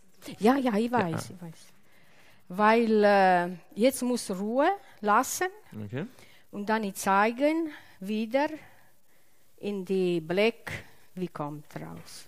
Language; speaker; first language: German; non-native, learner; Italian